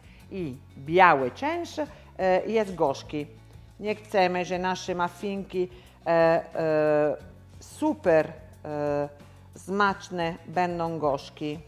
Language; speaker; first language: Polish; non-native, learner; Italian